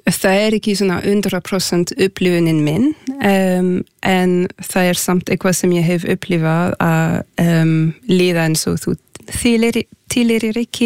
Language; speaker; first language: Icelandic; non-native, fluent; French